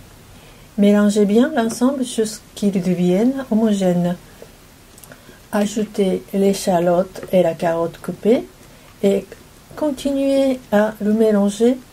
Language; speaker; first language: French; non-native, fluent; Japanese